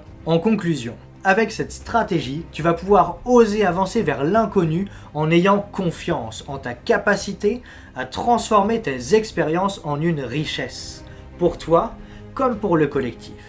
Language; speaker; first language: French; native; French